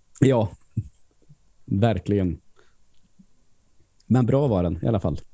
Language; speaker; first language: Swedish; native; Swedish